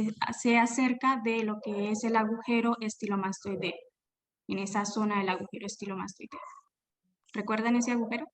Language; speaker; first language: Spanish; native; Spanish